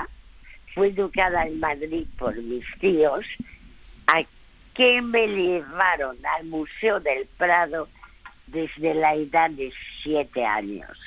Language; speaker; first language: Spanish; early bilingual, other home language; French